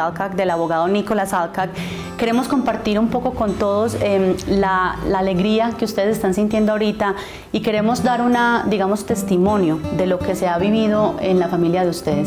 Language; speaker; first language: Spanish; native; Spanish